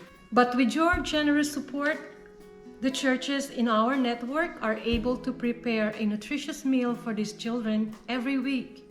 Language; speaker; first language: English; non-native, local second language; Filipino